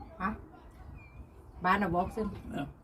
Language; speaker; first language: Danish; non-native, learner; Thai